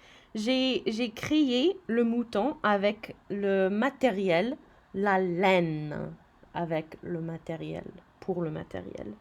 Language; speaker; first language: French; non-native, fluent; English